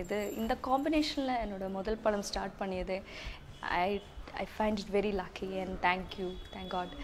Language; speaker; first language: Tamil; non-native, learner; English